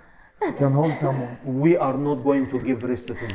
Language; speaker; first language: English; non-native, fluent; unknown